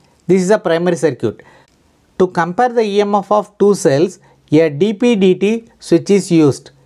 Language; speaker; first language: English; non-native, local second language; Tamil